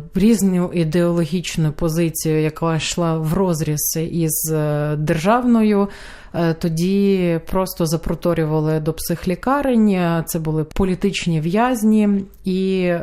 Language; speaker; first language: Ukrainian; native; Ukrainian